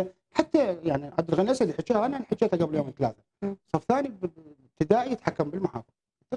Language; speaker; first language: Arabic; native; Arabic